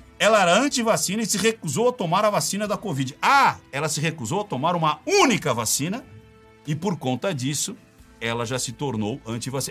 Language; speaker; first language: Portuguese; native; Portuguese